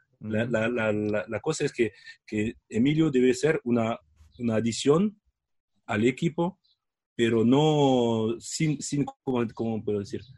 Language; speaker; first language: Spanish; non-native, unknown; French